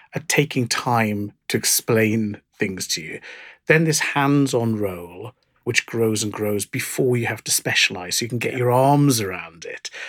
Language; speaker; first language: English; native; English